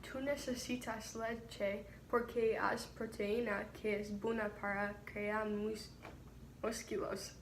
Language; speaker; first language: Spanish; non-native, learner; English